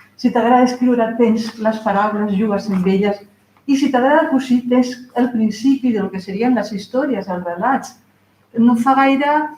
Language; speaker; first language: Catalan; non-native, local second language; Spanish